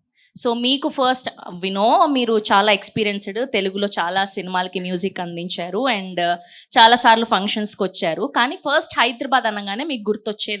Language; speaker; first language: Telugu; native; Telugu